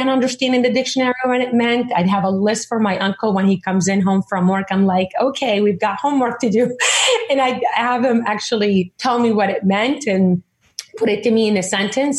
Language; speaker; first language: English; early bilingual, other home language; Arabic